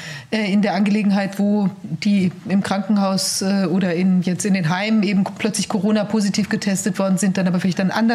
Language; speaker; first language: German; native; German